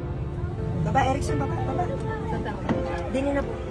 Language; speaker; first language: Filipino; native; Filipino